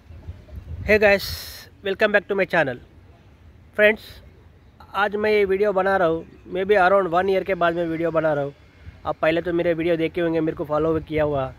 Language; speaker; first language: Hindi; non-native, local second language; Telugu